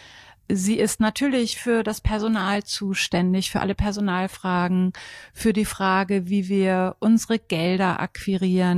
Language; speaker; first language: German; native; German